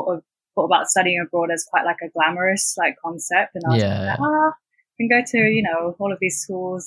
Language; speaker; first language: English; non-native, local second language; Cantonese